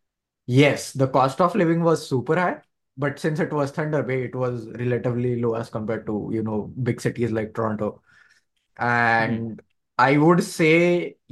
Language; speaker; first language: English; non-native, local second language; Marathi